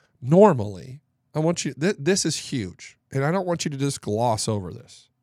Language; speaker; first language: English; native; English